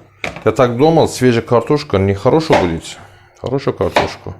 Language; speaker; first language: Russian; non-native, learner; Turkish